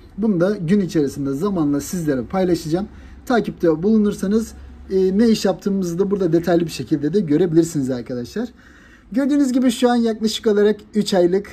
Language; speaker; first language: Turkish; native; Turkish